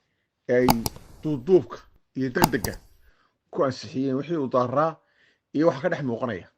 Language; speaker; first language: Somali; native; Somali